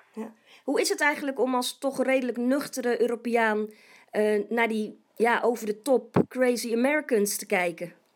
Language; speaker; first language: Dutch; native; Dutch